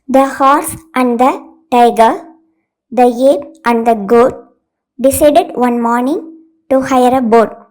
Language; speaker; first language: English; non-native, local second language; Tamil